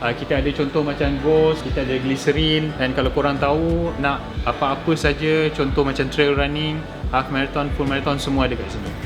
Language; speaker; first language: Malay; native; Malay